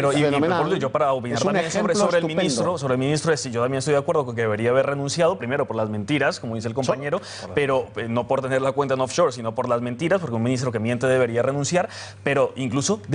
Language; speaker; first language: Spanish; native; Spanish